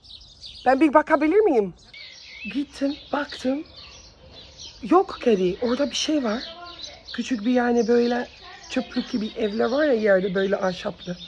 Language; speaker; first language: Turkish; early bilingual, heritage; Turkish